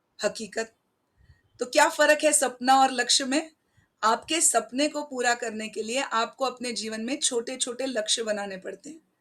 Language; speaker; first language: Hindi; non-native, local second language; Marathi